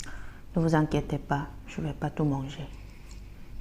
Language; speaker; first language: French; non-native, learner; Korean